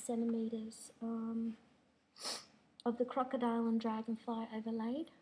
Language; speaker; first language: English; native; English